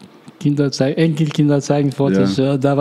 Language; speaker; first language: German; non-native, learner; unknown